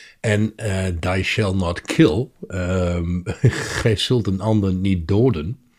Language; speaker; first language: Dutch; native; Dutch